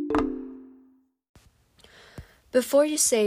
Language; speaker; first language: English; non-native, local second language; Cantonese